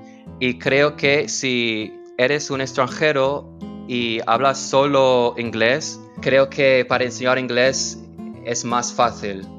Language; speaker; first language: Spanish; non-native, learner; English